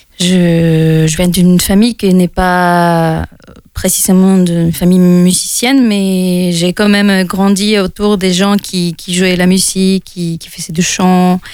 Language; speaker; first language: French; non-native, fluent; Spanish